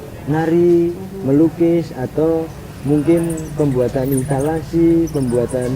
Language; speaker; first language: Indonesian; non-native, local second language; Javanese